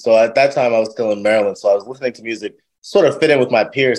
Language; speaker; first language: English; native; English